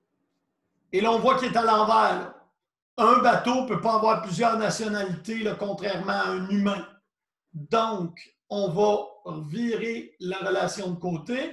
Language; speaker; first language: French; native; French